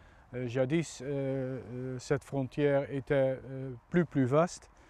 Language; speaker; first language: French; non-native, fluent; Dutch